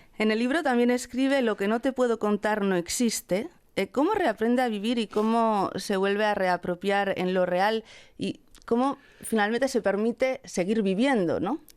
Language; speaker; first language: Spanish; native; Spanish